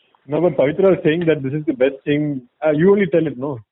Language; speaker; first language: English; non-native, local second language; Tamil